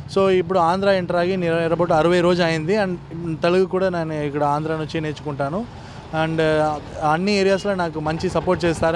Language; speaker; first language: Telugu; non-native, learner; Tamil